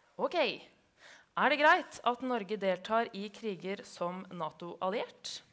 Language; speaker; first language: Norwegian; native; Norwegian